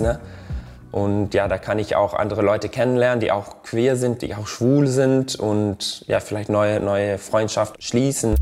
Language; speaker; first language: German; non-native, fluent; Portuguese